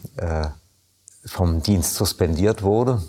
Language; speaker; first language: German; native; German